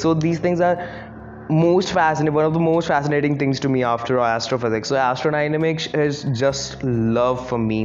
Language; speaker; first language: English; non-native, local second language; Hindi